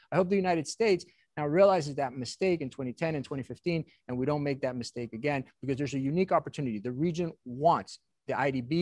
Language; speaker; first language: English; native; English